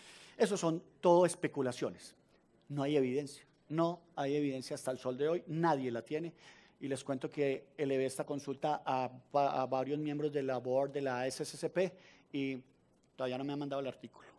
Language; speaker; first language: Spanish; native; Spanish